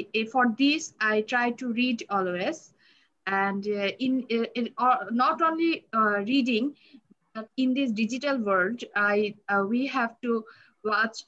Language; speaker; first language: English; non-native, learner; Bangla